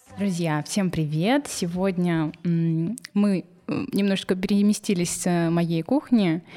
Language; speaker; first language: Russian; native; Russian